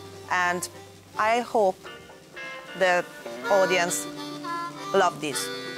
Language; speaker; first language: English; non-native, learner; Italian